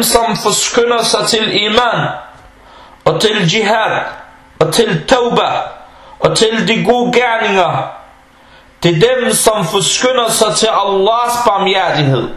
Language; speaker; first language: Danish; non-native, local second language; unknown